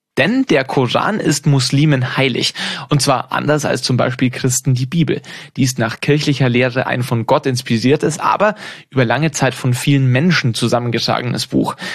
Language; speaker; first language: German; native; German